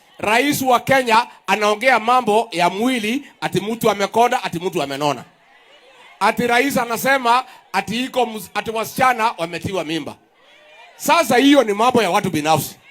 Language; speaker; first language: Swahili; non-native, local second language; Kikuyu